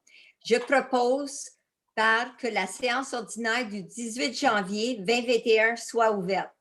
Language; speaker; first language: French; native; French